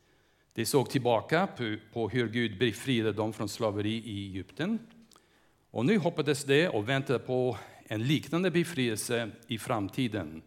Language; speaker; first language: Swedish; non-native, fluent; English